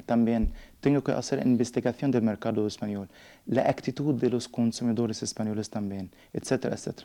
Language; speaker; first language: Spanish; non-native, learner; Arabic